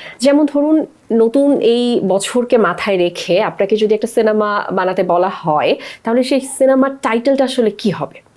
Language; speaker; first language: Bangla; native; Bangla